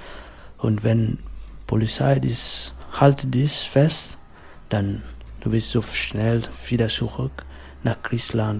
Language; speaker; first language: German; non-native, learner; French